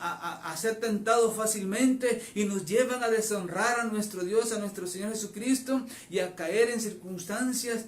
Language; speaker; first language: Spanish; native; Spanish